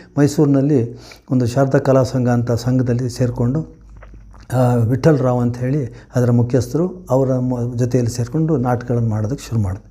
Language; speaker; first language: Kannada; native; Kannada